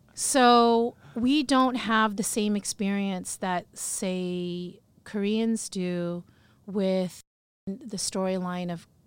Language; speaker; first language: English; native; English